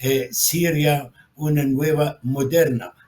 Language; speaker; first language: Spanish; non-native, fluent; Arabic